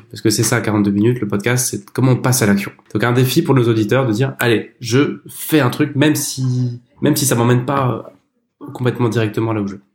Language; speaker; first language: French; native; French